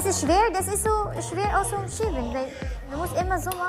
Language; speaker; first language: German; non-native, learner; Filipino